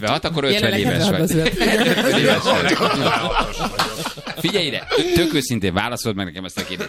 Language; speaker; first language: Hungarian; native; Hungarian